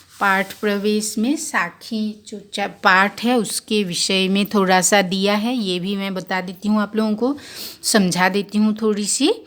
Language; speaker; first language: Hindi; non-native, local second language; Assamese